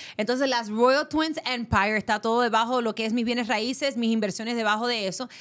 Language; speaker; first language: Spanish; early bilingual, heritage; Spanish